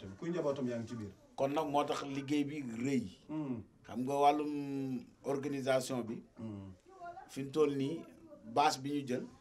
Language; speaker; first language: Wolof; native; Wolof